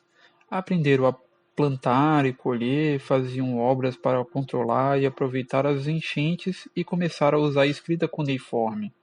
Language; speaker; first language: Portuguese; native; Portuguese